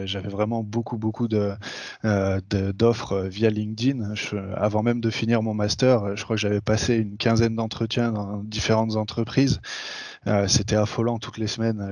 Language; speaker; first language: French; native; French